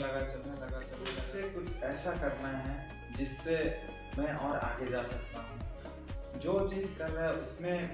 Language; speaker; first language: Hindi; non-native, local second language; Bangla